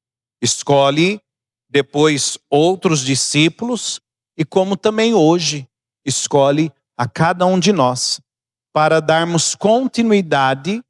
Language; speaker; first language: Portuguese; native; Portuguese